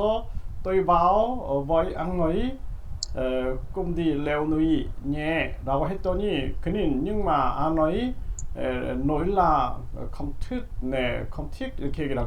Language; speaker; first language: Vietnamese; non-native, learner; Korean